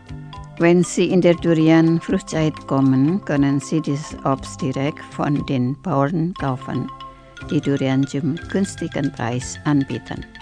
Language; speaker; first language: German; non-native, fluent; Indonesian